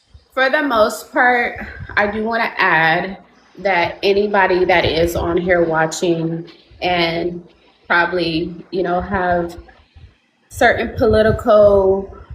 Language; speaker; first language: English; native; English